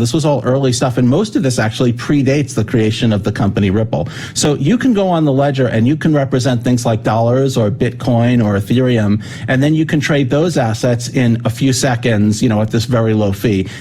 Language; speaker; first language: English; native; English